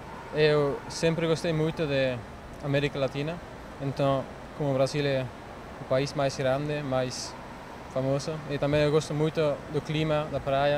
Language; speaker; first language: Portuguese; non-native, learner; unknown